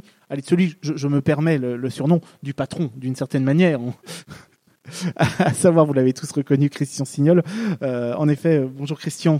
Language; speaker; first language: French; native; French